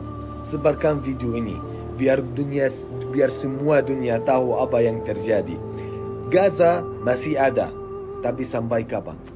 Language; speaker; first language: Indonesian; non-native, fluent; Arabic